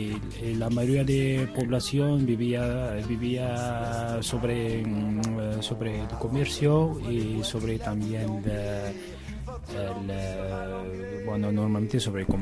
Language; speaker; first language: Spanish; non-native, learner; Arabic